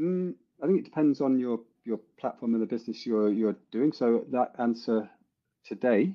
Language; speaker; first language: English; native; English